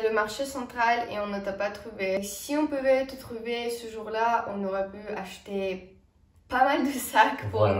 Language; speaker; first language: French; non-native, fluent; Estonian